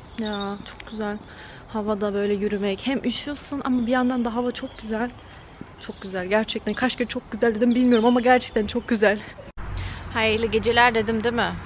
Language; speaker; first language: Turkish; early bilingual, heritage; Turkish